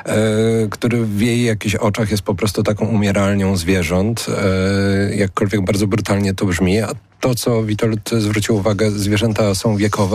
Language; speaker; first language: Polish; native; Polish